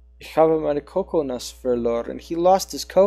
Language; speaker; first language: German; non-native, learner; English